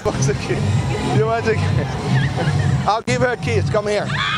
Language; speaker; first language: English; non-native, fluent; Portuguese